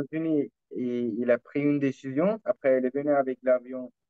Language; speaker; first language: French; non-native, learner; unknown